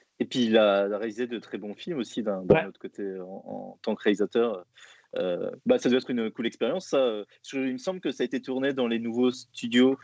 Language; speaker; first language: French; native; French